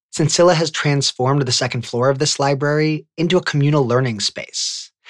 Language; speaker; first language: English; native; English